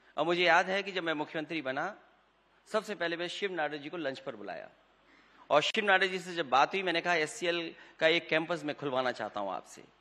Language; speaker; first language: Hindi; native; Hindi